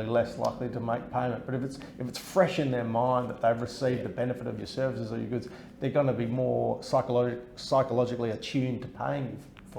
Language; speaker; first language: English; native; English